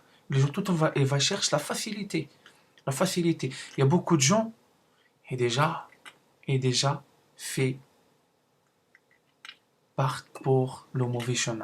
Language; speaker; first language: French; non-native, learner; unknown